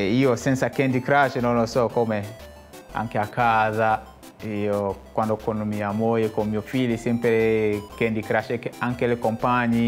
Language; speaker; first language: Italian; non-native, fluent; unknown